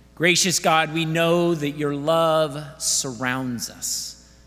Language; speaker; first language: English; native; English